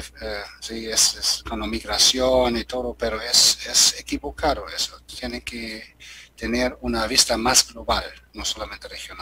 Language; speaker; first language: Spanish; non-native, learner; German